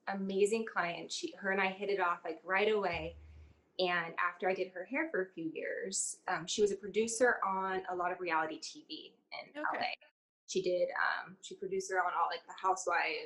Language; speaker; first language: English; native; English